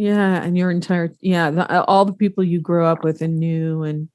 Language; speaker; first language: English; native; English